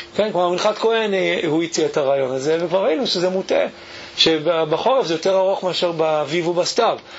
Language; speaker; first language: Hebrew; early bilingual, other home language; English